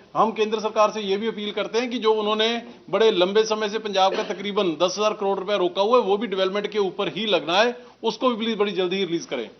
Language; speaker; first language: Hindi; non-native, local second language; Punjabi